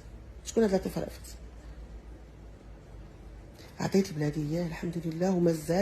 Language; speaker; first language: Arabic; native; Arabic